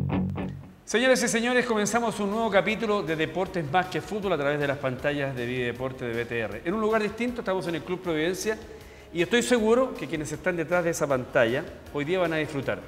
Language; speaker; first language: Spanish; native; Spanish